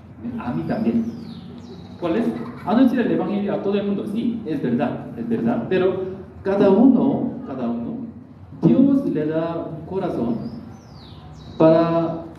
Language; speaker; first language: Spanish; non-native, learner; Korean